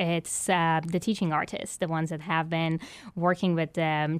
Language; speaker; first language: English; non-native, fluent; Persian